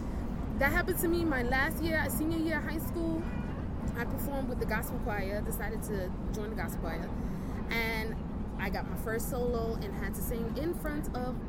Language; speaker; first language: English; native; English